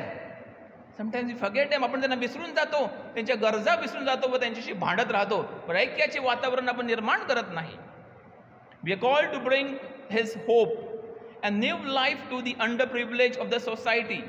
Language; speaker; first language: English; non-native, local second language; Marathi